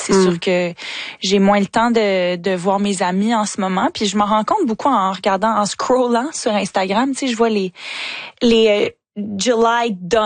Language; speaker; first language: French; native; French